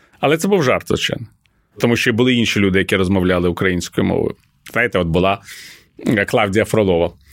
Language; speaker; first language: Ukrainian; non-native, local second language; Russian